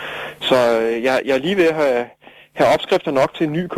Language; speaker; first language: Danish; native; Danish